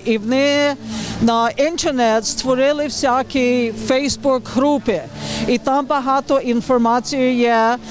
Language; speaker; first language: Ukrainian; early bilingual, heritage; Ukrainian